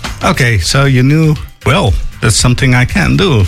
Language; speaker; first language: English; non-native, fluent; Dutch